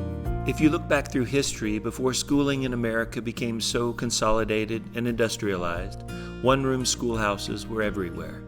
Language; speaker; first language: English; native; English